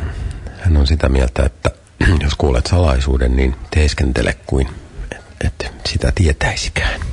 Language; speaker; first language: Finnish; native; Finnish